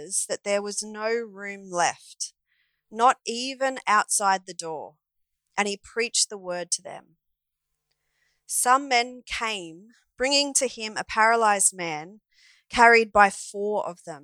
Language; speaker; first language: English; native; English